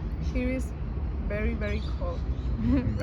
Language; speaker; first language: English; non-native, learner; Spanish